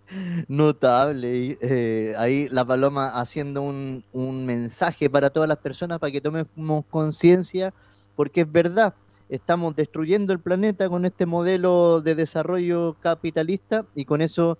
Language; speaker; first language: Spanish; native; Spanish